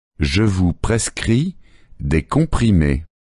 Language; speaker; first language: French; native; French